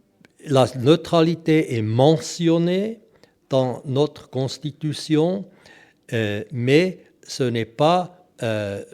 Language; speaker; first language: French; non-native, local second language; German